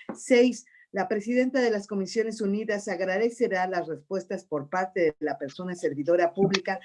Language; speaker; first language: Spanish; native; Spanish